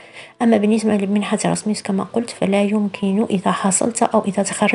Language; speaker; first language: Arabic; native; Arabic